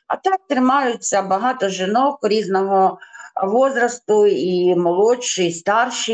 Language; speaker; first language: Ukrainian; non-native, local second language; Russian